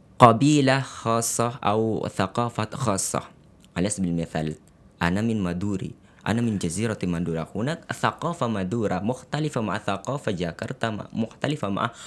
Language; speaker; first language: Arabic; non-native, fluent; Indonesian